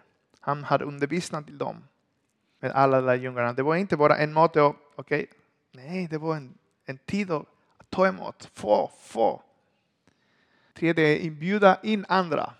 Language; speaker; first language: Swedish; non-native, learner; Spanish